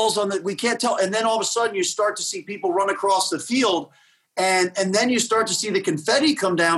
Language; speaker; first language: English; native; English